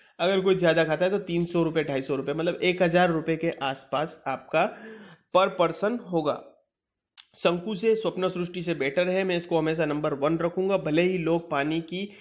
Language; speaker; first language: Hindi; non-native, local second language; Gujarati